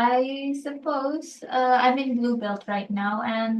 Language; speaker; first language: English; non-native, fluent; Indonesian